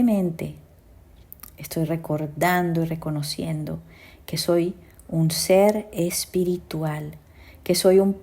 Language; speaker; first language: Spanish; native; Spanish